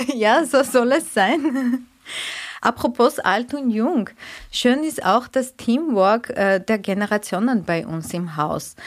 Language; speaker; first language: German; non-native, fluent; Armenian